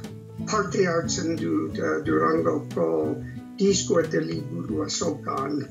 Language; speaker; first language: Basque; non-native, fluent; English